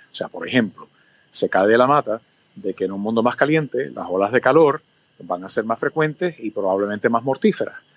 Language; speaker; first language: Spanish; early bilingual, other home language; English